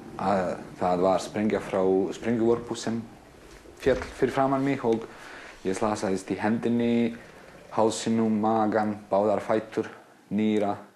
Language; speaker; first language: Icelandic; non-native, fluent; Bosnian